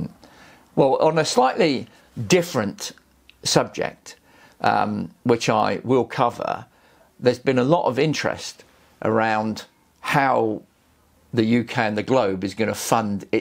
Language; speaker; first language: English; native; English